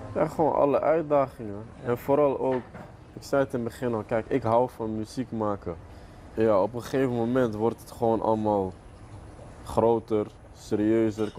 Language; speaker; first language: Dutch; early bilingual, other home language; Arabic